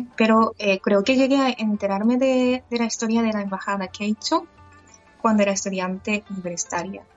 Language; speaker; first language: Spanish; non-native, fluent; Japanese